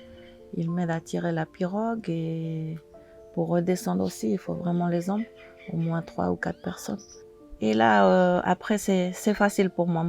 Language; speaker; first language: French; non-native, local second language; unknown